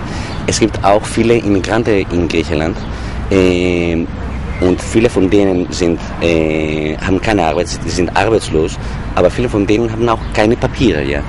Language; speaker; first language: German; non-native, fluent; Greek